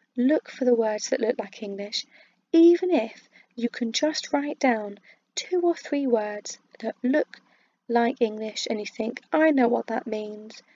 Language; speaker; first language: English; native; English